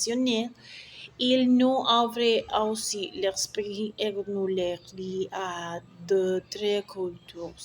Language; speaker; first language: French; non-native, learner; Spanish